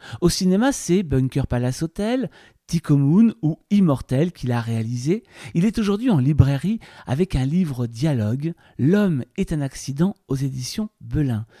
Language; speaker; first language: French; native; French